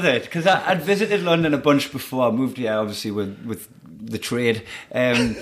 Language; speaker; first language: English; native; English